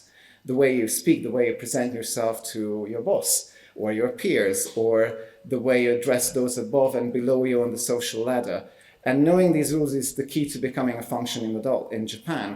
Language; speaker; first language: English; non-native, fluent; Hungarian